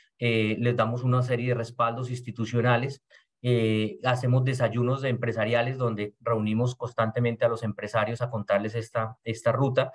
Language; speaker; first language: Spanish; native; Spanish